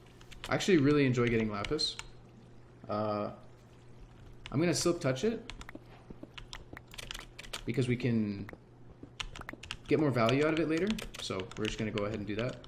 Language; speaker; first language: English; native; English